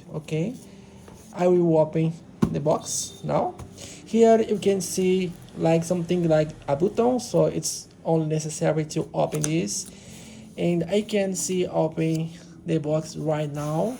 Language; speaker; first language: English; non-native, learner; Portuguese